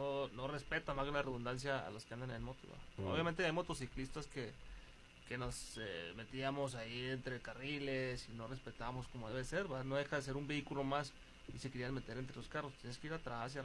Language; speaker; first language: Spanish; native; Spanish